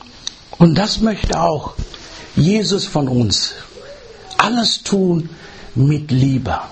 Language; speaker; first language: German; non-native, learner; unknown